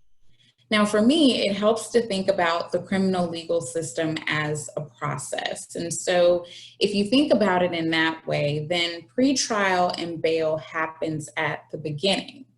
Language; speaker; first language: English; native; English